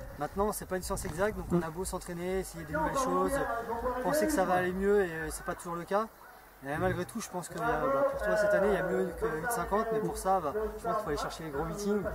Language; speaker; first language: French; native; French